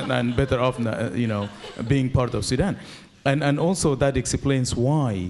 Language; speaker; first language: English; non-native, fluent; Arabic